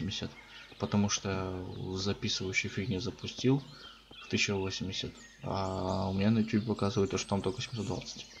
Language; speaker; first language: Russian; native; Russian